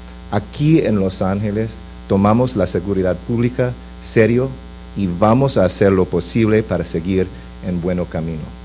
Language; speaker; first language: Spanish; non-native, fluent; English